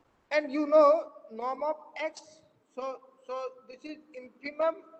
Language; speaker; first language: English; non-native, local second language; Hindi